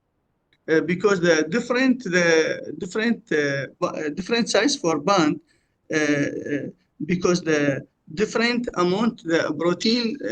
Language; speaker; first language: English; non-native, learner; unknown